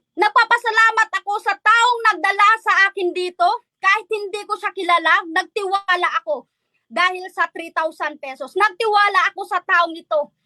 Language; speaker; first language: Filipino; non-native, local second language; Waray